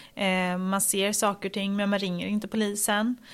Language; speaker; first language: Swedish; native; Swedish